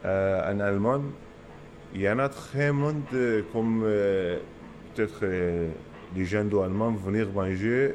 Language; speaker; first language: French; non-native, learner; Arabic